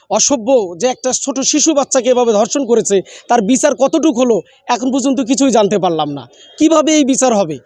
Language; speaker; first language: Bangla; native; Bangla